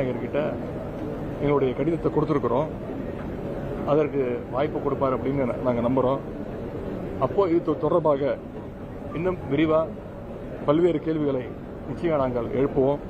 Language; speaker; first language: Tamil; native; Tamil